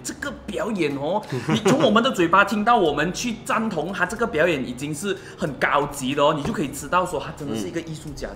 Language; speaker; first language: Chinese; native; Chinese